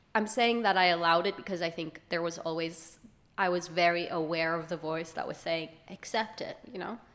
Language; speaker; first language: English; early bilingual, other home language; Hebrew